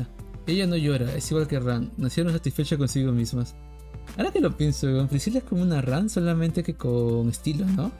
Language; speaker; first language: Spanish; native; Spanish